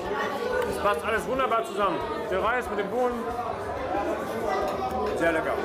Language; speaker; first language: German; native; German